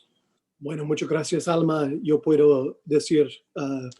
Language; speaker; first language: Spanish; non-native, learner; English